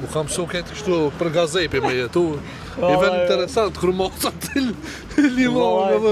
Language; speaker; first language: Albanian; native; Albanian